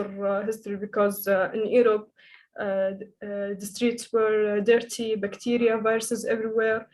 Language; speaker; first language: English; non-native, fluent; Arabic